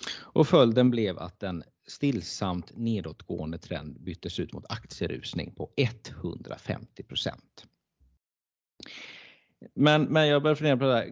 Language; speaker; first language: Swedish; native; Swedish